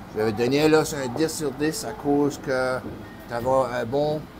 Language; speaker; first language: French; native; French